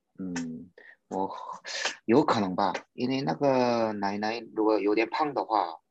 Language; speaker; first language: Chinese; non-native, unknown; Korean